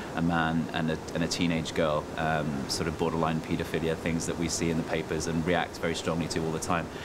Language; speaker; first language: English; native; English